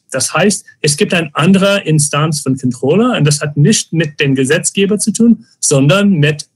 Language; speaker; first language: German; non-native, fluent; English